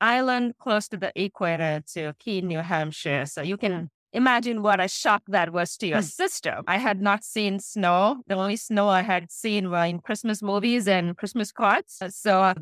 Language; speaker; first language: English; non-native, local second language; Sinhala